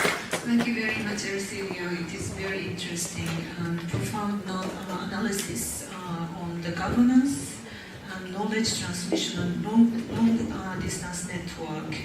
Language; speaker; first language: English; non-native, fluent; Japanese